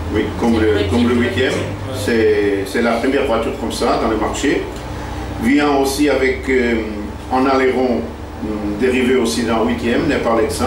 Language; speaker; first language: French; non-native, fluent; Portuguese